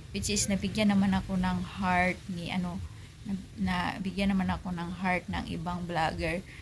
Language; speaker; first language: Filipino; non-native, local second language; Aklanon